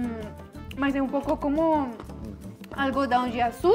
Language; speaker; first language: Portuguese; non-native, fluent; Spanish